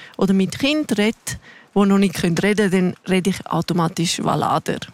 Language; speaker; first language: German; non-native, local second language; Romansh